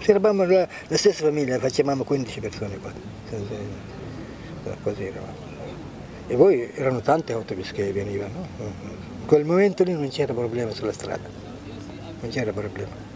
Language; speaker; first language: Italian; non-native, fluent; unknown